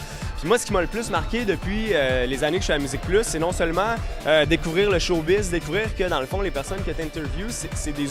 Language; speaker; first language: French; native; French